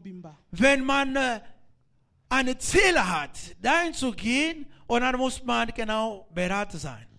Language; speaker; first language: German; non-native, learner; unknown